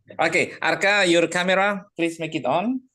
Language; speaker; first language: English; non-native, fluent; Indonesian